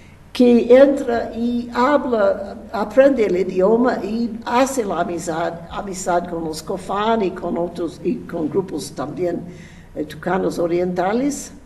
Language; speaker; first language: Spanish; non-native, fluent; English